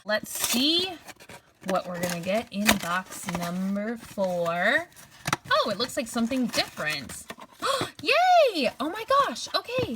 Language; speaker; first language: English; native; English